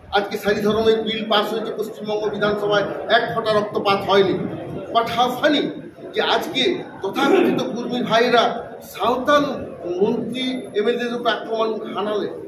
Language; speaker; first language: Bangla; non-native, local second language; Santali